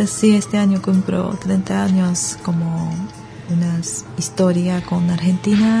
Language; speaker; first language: Spanish; non-native, learner; Japanese